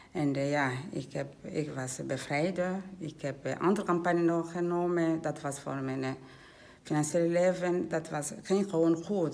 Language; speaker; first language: Dutch; non-native, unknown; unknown